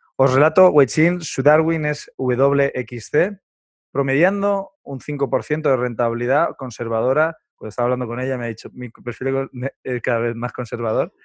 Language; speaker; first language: Spanish; native; Spanish